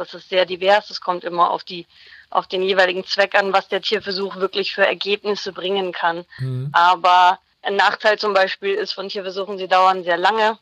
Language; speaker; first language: German; native; German